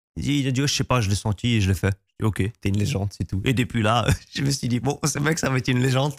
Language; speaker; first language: French; native; French